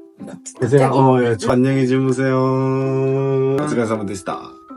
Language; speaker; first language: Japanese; non-native, fluent; Korean